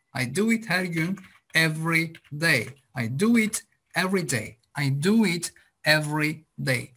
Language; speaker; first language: English; non-native, fluent; Azerbaijani